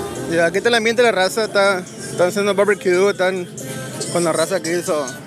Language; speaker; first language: Spanish; early bilingual, heritage; Spanish